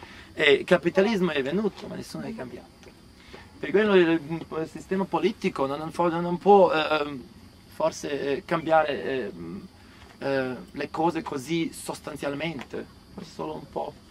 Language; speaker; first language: Italian; non-native, fluent; Serbian